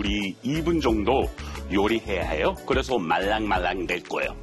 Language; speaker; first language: Korean; non-native, learner; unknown